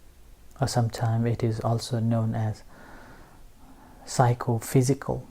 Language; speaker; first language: English; non-native, fluent; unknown